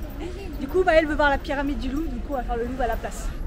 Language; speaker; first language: French; native; French